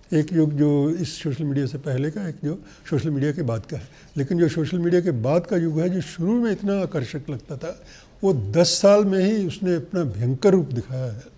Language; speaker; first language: Hindi; native; Hindi